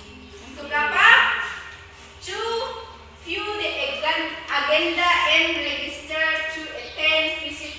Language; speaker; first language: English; non-native, fluent; Indonesian